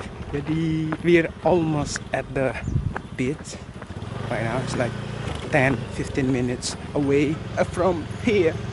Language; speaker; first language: English; non-native, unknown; Indonesian